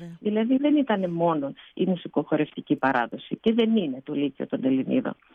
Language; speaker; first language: Greek; early bilingual, heritage; Greek